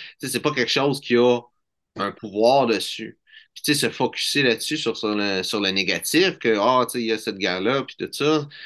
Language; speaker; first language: French; native; French